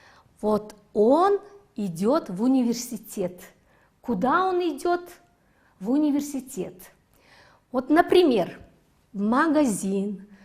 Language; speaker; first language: Russian; non-native, fluent; Mongolian